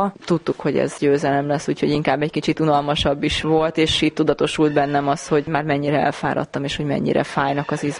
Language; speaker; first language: Hungarian; native; Hungarian